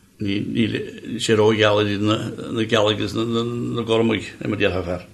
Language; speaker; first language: Irish; native; Irish